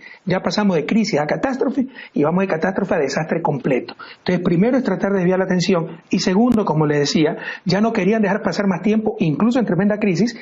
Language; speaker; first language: Spanish; native; Spanish